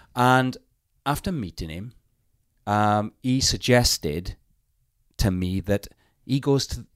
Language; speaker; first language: English; native; English